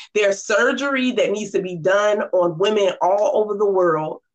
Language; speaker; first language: English; native; English